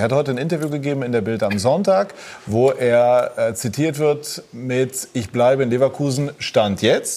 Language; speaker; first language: German; native; German